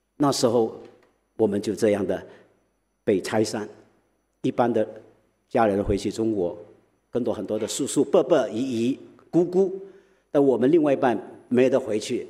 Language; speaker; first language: Chinese; early bilingual, heritage; Chinese